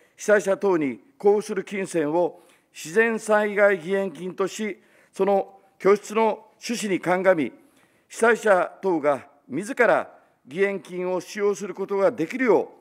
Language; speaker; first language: Japanese; native; Japanese